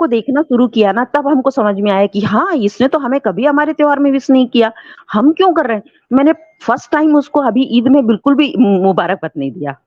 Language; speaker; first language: Hindi; native; Hindi